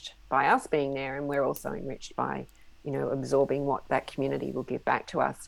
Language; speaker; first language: English; native; English